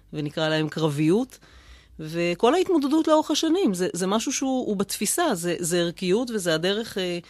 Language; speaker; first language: Hebrew; native; Hebrew